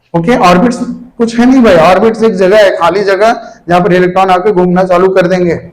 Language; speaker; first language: Hindi; native; Hindi